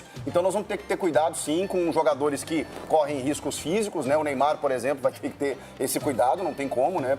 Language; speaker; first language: Portuguese; native; Portuguese